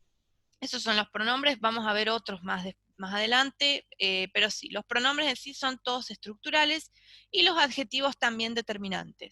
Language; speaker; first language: Spanish; native; Spanish